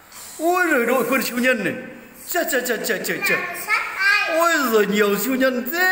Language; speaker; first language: Vietnamese; native; Vietnamese